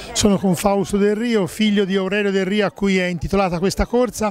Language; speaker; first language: Italian; native; Italian